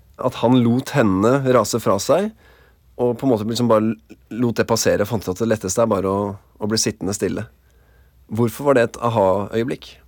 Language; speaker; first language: Norwegian; native; Norwegian